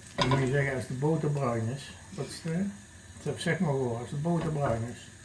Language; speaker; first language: Dutch; native; Dutch